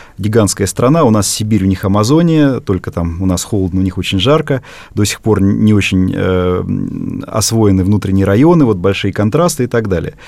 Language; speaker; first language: Russian; native; Russian